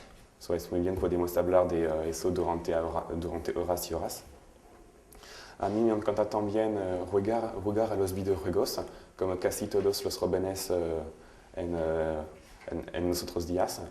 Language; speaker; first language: Spanish; non-native, learner; French